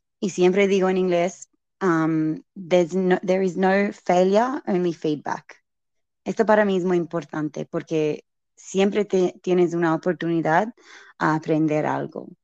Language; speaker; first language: Spanish; non-native, learner; English